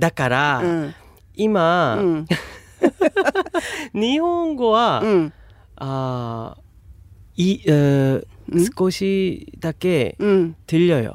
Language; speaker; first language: Japanese; non-native, learner; Korean